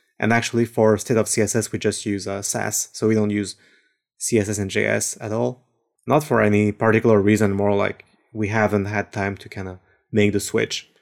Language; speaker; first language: English; non-native, fluent; French